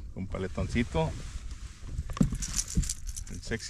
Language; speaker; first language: Spanish; native; Spanish